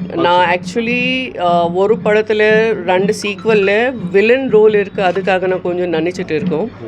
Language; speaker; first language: Tamil; non-native, fluent; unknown